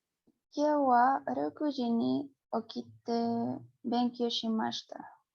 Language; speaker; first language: Japanese; non-native, learner; Spanish